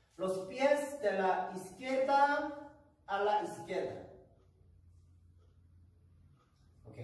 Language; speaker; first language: Spanish; non-native, learner; Korean